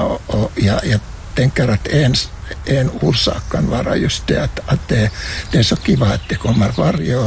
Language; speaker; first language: Swedish; non-native, local second language; Finnish